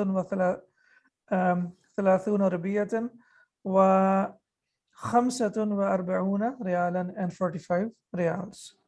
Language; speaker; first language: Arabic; non-native, fluent; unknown